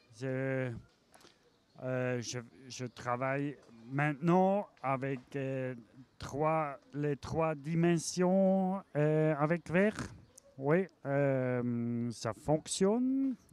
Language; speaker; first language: French; non-native, learner; German